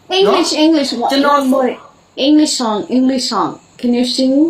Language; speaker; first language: English; non-native, learner; Burmese